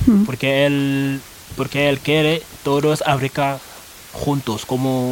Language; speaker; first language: Spanish; non-native, learner; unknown